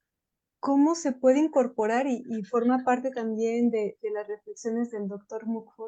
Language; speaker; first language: Spanish; native; Spanish